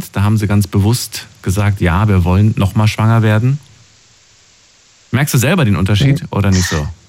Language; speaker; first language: German; native; German